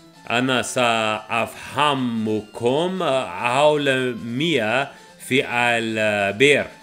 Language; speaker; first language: Arabic; non-native, learner; English